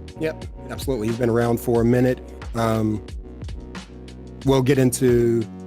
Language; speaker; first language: English; native; English